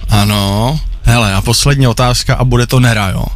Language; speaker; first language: Czech; native; Czech